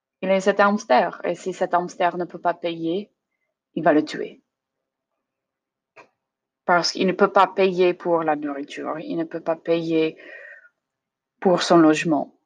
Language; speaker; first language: French; non-native, learner; English